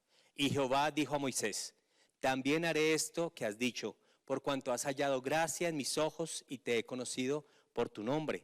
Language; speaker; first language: Spanish; native; Spanish